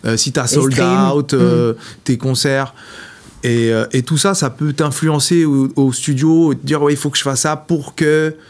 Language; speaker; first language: French; native; French